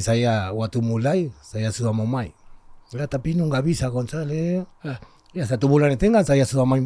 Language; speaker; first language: Indonesian; non-native, learner; Spanish